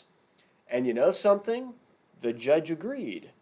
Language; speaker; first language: English; native; English